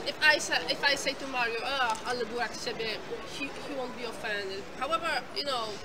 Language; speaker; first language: English; non-native, fluent; Polish